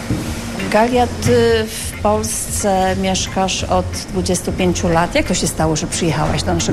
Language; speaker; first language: Polish; native; Polish